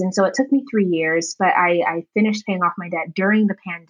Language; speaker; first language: English; native; English